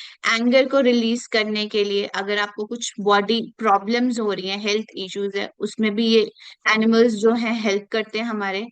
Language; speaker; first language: Hindi; native; Hindi